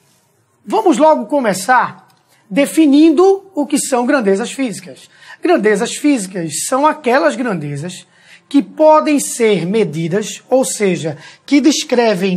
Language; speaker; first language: Portuguese; native; Portuguese